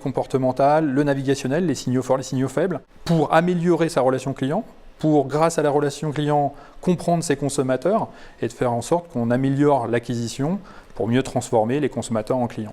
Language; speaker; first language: French; native; French